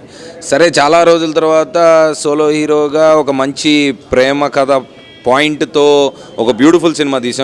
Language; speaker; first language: Telugu; native; Telugu